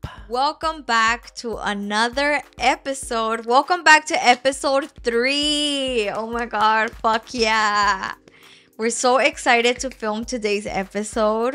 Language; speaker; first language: English; early bilingual, other home language; Spanish